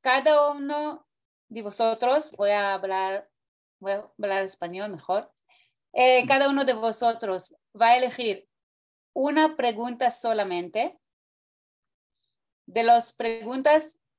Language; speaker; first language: Spanish; non-native, fluent; Portuguese